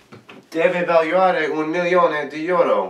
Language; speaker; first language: Italian; non-native, learner; English